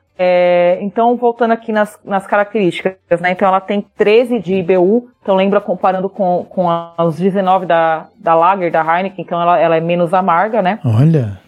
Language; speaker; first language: Portuguese; native; Portuguese